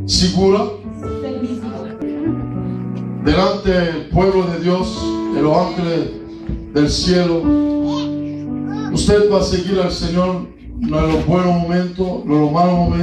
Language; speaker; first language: Spanish; non-native, learner; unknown